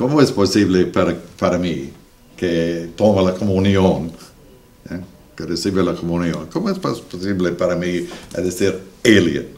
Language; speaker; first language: Spanish; non-native, learner; English